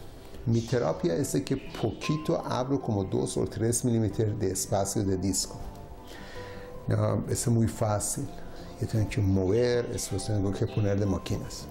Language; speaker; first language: Spanish; non-native, learner; Persian